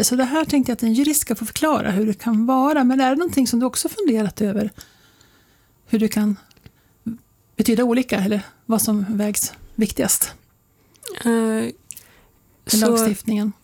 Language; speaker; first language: Swedish; native; Swedish